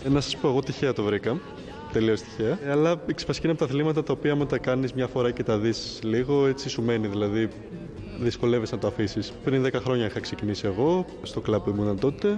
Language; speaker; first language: Greek; native; Greek